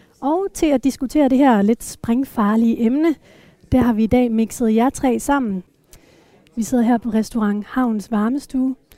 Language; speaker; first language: Danish; native; Danish